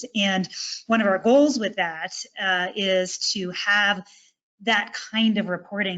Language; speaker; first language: English; native; English